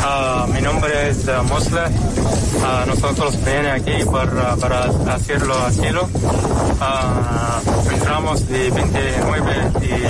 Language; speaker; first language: Spanish; non-native, learner; Arabic